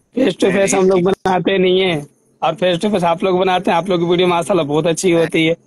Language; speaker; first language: Hindi; native; Hindi